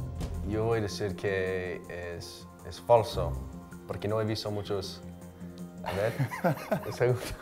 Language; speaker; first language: Spanish; non-native, fluent; English